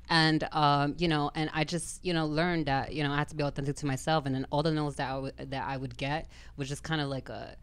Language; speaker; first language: English; native; English